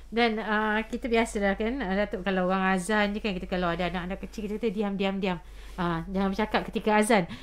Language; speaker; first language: Malay; native; Malay